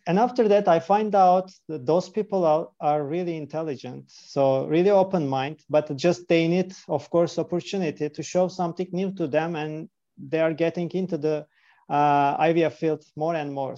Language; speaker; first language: English; non-native, fluent; Turkish